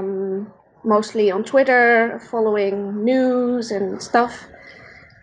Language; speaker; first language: English; non-native, fluent; Dutch